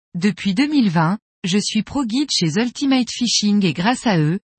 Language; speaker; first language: French; non-native, fluent; Spanish